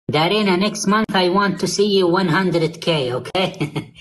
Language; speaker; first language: English; non-native, learner; Russian